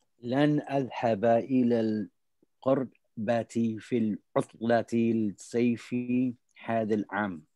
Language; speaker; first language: Arabic; non-native, learner; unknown